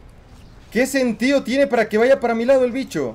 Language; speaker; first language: Spanish; native; Spanish